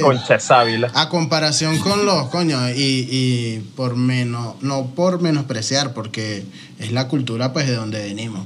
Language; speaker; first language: Spanish; native; Spanish